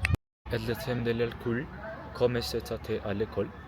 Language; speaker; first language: French; non-native, learner; Spanish